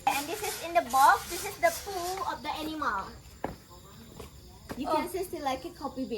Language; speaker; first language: English; non-native, fluent; Indonesian